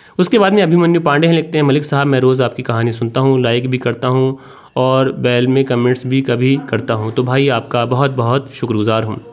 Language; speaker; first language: Hindi; native; Hindi